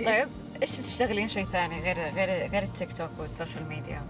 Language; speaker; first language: Arabic; native; Arabic